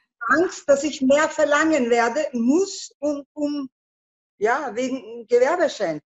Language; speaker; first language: German; non-native, learner; Turkish